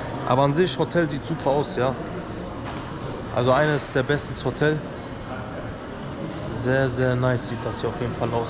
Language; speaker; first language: German; early bilingual, other home language; Turkish